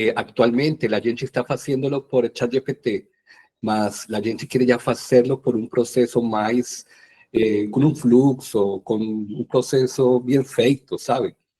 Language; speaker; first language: Portuguese; non-native, fluent; Spanish